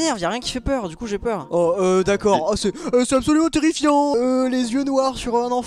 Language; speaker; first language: French; native; French